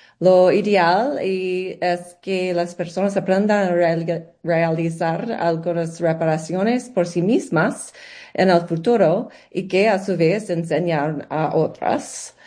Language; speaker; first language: Spanish; non-native, learner; English